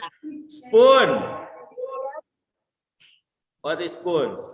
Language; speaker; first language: English; non-native, fluent; Indonesian